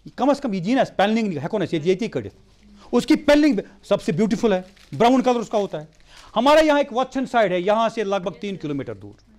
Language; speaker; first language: Hindi; non-native, local second language; Kashmiri